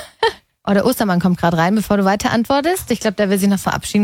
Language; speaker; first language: German; native; German